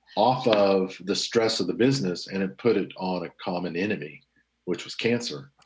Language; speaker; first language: English; native; English